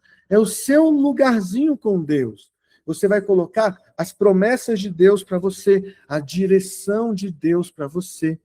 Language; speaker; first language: Portuguese; native; Portuguese